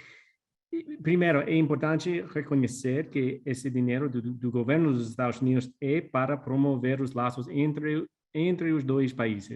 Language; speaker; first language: Portuguese; non-native, fluent; English